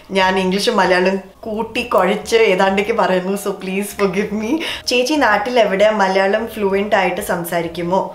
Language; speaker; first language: Malayalam; early bilingual, heritage; Malayalam